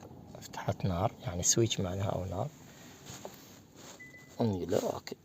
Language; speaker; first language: Arabic; native; Arabic